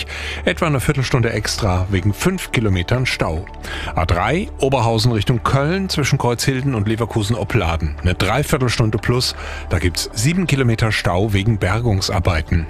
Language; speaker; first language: German; native; German